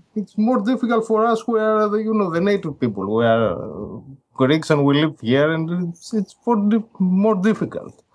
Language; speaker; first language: English; non-native, fluent; Greek